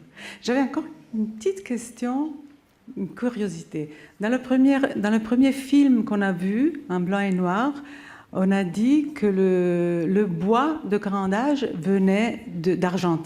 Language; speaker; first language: French; non-native, local second language; Italian